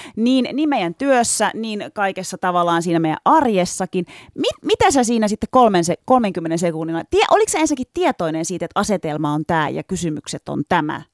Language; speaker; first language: Finnish; early bilingual, other home language; Turkish